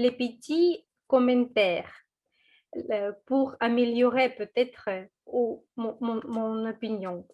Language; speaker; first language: French; non-native, fluent; Russian